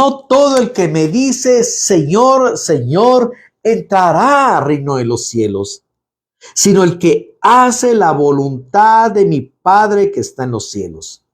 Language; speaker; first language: Spanish; native; Spanish